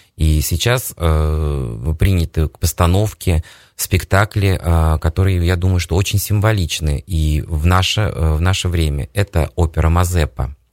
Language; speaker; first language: Russian; native; Russian